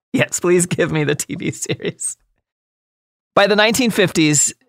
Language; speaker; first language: English; native; English